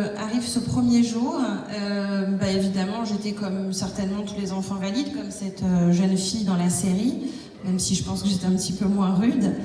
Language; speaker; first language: French; native; French